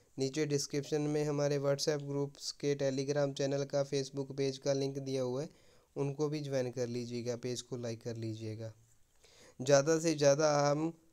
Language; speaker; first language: Hindi; non-native, local second language; Punjabi